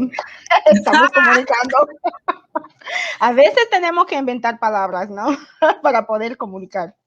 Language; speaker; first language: Spanish; non-native, fluent; English